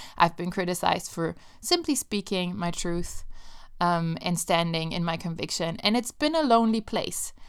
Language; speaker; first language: English; non-native, fluent; Italian